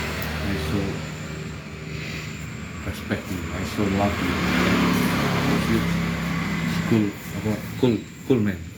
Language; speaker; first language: English; non-native, learner; Indonesian